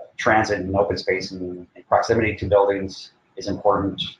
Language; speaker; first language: English; native; English